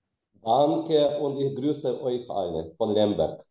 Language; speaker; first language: German; non-native, fluent; Ukrainian